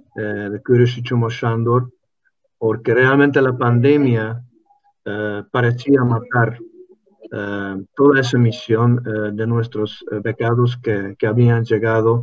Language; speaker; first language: Spanish; non-native, fluent; Hungarian